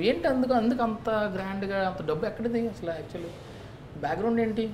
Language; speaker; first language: Telugu; native; Telugu